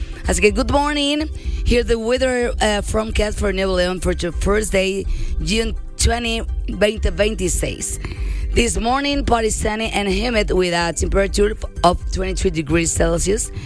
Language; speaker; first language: English; non-native, learner; Spanish